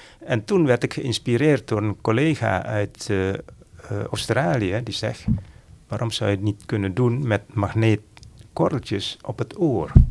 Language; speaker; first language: Dutch; non-native, fluent; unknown